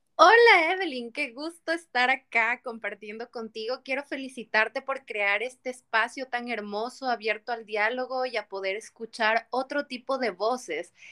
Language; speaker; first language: Spanish; native; Spanish